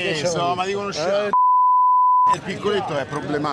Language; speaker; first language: Italian; native; Italian